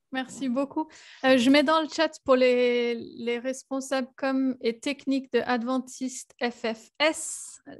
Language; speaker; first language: French; native; French